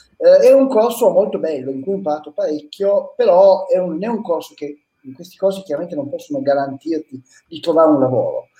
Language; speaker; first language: Italian; native; Italian